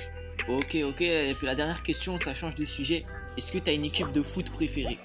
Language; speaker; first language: French; native; French